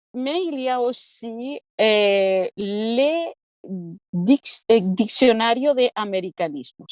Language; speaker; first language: French; non-native, fluent; Spanish